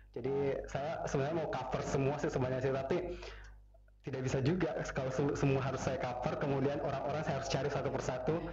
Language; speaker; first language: Indonesian; native; Indonesian